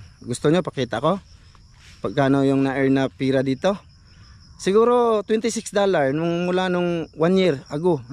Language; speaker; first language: Filipino; non-native, local second language; Cebuano